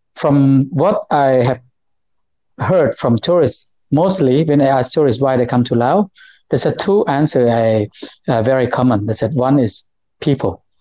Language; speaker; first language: English; non-native, learner; Lao